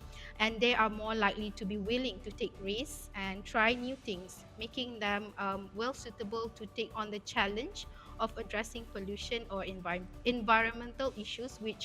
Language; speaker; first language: English; non-native, fluent; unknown